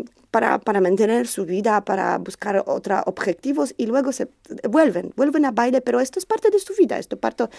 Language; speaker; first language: Spanish; non-native, learner; Polish